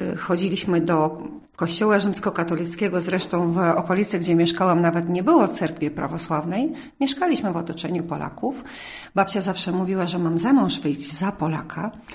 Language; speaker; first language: Polish; early bilingual, heritage; Polish